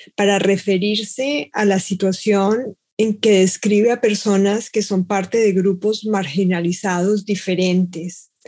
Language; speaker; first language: Spanish; native; Spanish